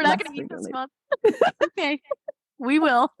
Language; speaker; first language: English; native; English